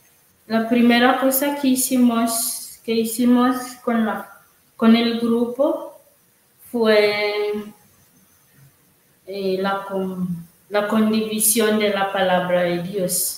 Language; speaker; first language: Spanish; non-native, learner; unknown